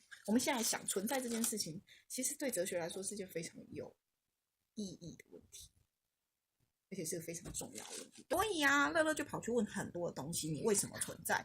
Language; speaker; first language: Chinese; native; Chinese